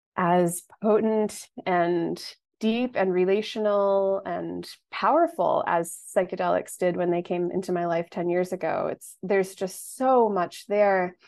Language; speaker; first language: English; native; English